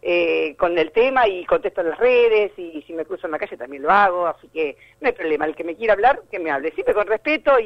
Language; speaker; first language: Spanish; native; Spanish